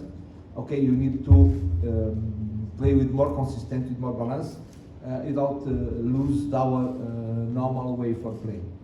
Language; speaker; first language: English; non-native, learner; Portuguese